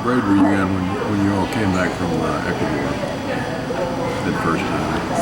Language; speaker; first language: English; native; English